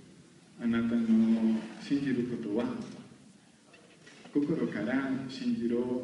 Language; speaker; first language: Japanese; non-native, learner; Spanish